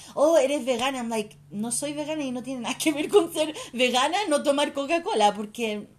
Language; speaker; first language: Spanish; early bilingual, heritage; Spanish